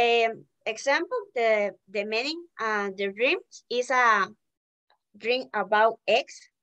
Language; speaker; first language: English; non-native, learner; Spanish